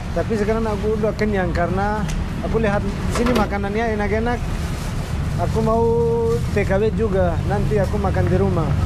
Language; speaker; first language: Indonesian; non-native, learner; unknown